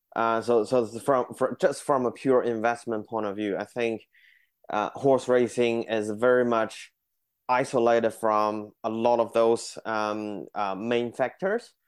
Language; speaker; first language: English; non-native, fluent; Chinese